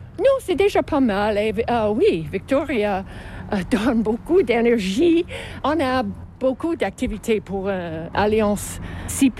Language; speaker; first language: French; non-native, local second language; English